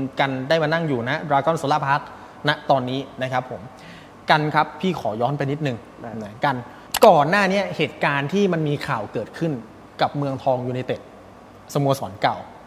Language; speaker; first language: Thai; native; Thai